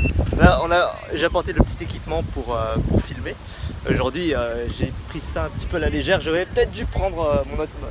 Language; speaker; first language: French; native; French